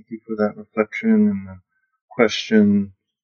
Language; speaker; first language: English; native; English